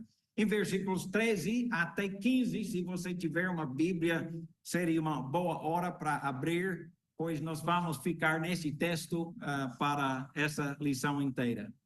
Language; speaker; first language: Portuguese; non-native, fluent; English